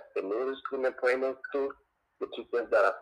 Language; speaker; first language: English; non-native, local second language; Tongan